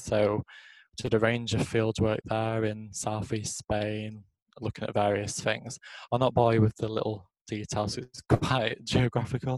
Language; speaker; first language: English; native; English